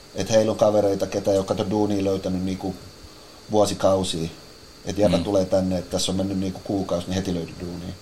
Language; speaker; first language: English; non-native, fluent; Finnish